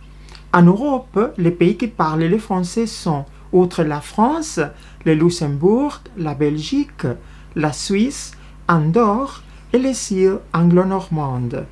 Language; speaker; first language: French; non-native, fluent; Spanish